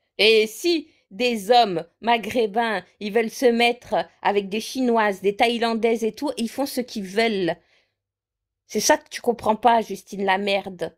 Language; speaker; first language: French; early bilingual, other home language; Portuguese